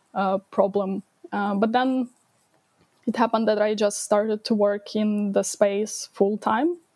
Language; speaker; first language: English; non-native, fluent; Ukrainian